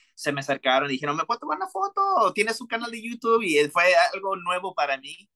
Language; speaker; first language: Spanish; early bilingual, heritage; Spanish